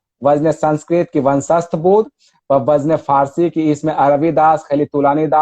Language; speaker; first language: Persian; non-native, fluent; Hindi